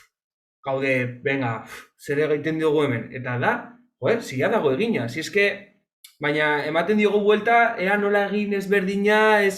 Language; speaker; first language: Basque; non-native, local second language; Spanish